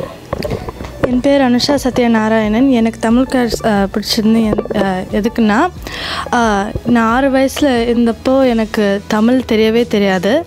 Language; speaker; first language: Tamil; non-native, fluent; Telugu